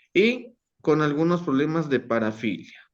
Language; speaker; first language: Spanish; native; Spanish